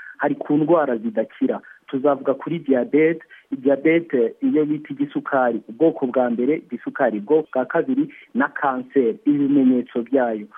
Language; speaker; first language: Kinyarwanda; early bilingual, heritage; Kinyarwanda